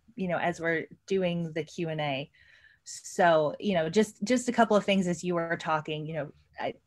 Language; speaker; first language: English; native; English